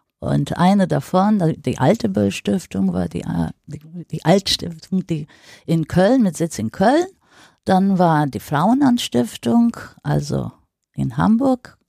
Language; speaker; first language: German; non-native, fluent; Greek